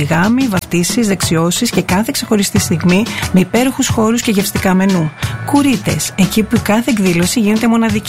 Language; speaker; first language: Greek; native; Greek